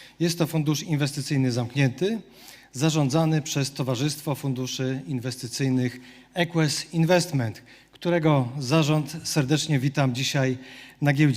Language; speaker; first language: Polish; native; Polish